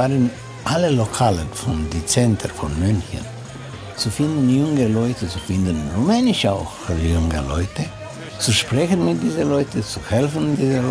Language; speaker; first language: German; non-native, learner; Romanian